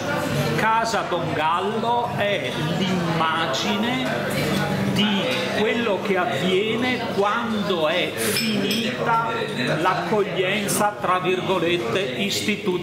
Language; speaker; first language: Italian; native; Italian